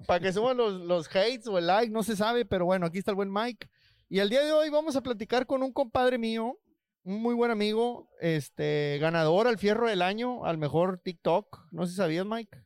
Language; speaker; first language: Spanish; native; Spanish